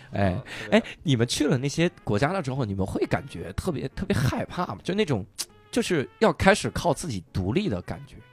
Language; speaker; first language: Chinese; native; Chinese